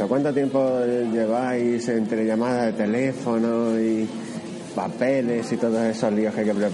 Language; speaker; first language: Spanish; native; Spanish